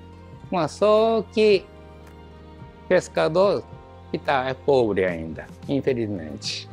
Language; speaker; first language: Portuguese; non-native, learner; Japanese